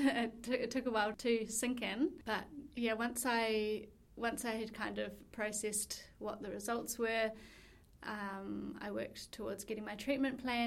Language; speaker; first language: English; native; English